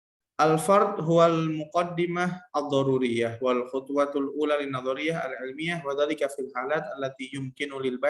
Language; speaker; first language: Arabic; non-native, learner; Indonesian